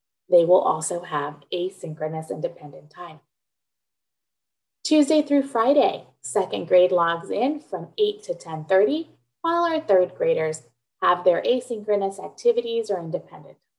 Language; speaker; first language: English; native; English